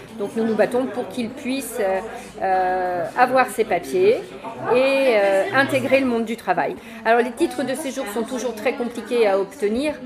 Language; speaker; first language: French; native; French